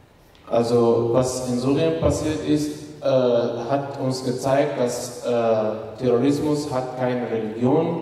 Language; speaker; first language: German; non-native, fluent; Arabic